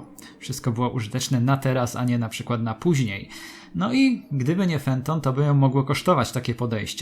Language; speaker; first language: Polish; native; Polish